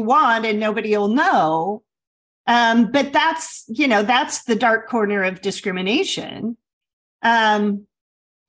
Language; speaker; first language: English; native; English